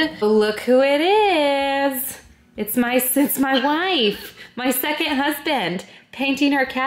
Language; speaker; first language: English; native; English